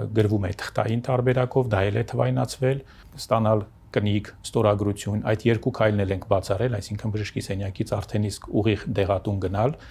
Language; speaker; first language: Armenian; native; Armenian